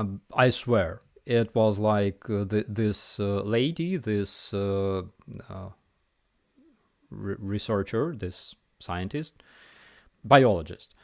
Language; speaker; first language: English; non-native, fluent; Ukrainian